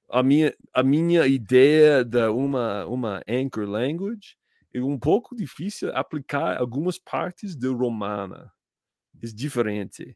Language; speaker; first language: Portuguese; non-native, learner; English